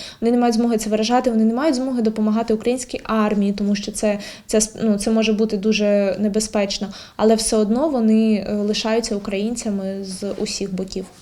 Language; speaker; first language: Ukrainian; native; Ukrainian